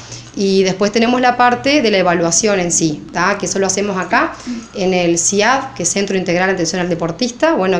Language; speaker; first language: Spanish; native; Spanish